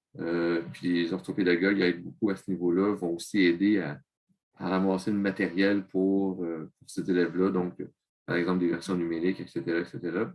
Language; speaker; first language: French; native; French